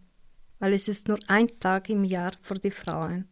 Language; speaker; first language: German; non-native, learner; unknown